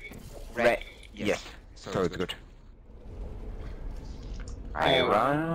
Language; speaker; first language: English; non-native, learner; German